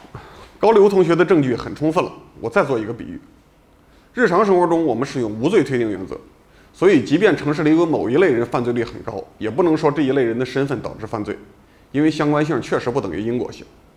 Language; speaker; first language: Chinese; native; Chinese